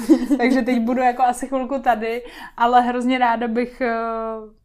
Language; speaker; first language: Czech; native; Czech